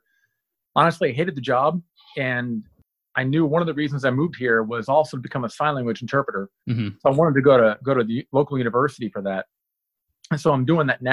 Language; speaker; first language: English; native; English